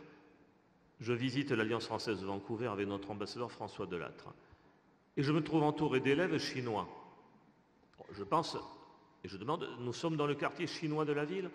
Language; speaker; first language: French; native; French